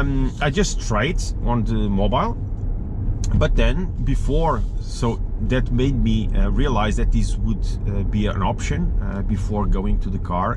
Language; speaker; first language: English; non-native, fluent; Portuguese